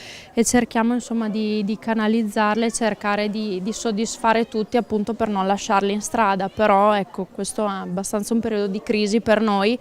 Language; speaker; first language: Italian; native; Italian